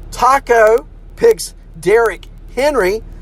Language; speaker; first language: English; native; English